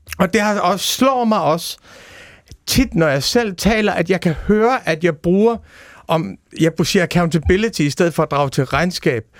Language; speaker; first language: Danish; native; Danish